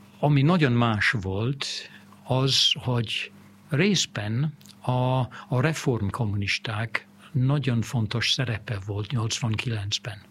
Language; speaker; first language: Hungarian; non-native, fluent; English